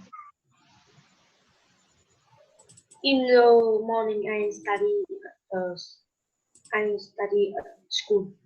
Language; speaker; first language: English; non-native, learner; Vietnamese